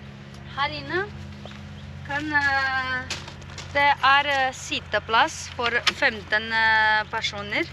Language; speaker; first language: Norwegian; non-native, fluent; Romanian